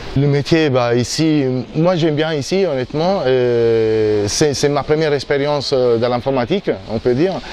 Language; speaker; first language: French; non-native, fluent; Italian